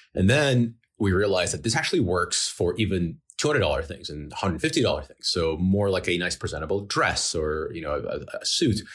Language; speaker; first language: English; early bilingual, other home language; Ukrainian